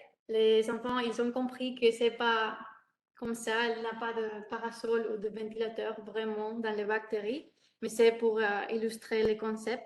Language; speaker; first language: French; non-native, learner; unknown